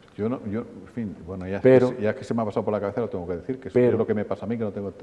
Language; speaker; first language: Spanish; native; Spanish